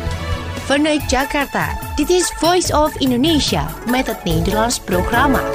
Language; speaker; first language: Dutch; non-native, fluent; Indonesian